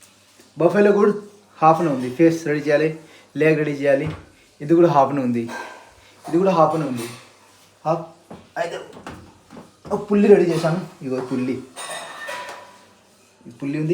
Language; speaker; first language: Telugu; non-native, learner; Hindi